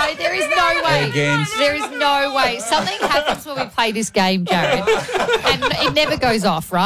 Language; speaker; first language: English; native; English